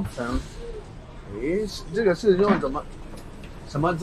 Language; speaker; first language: Chinese; non-native, learner; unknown